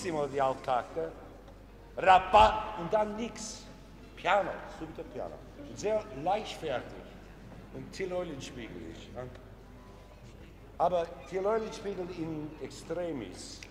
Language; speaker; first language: German; non-native, fluent; English